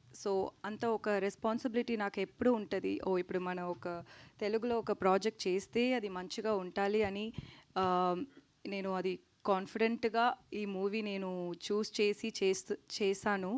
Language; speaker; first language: Telugu; non-native, learner; Tamil